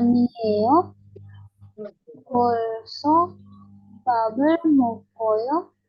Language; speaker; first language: Korean; non-native, learner; Indonesian